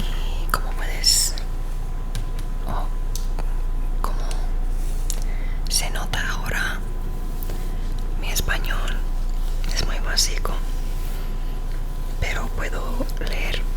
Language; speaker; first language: Spanish; non-native, learner; English